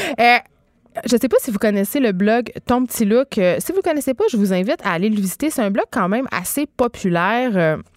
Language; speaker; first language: French; native; French